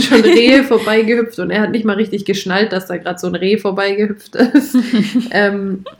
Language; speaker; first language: German; native; German